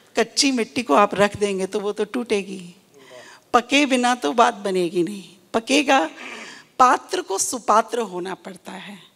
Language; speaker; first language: Hindi; native; Hindi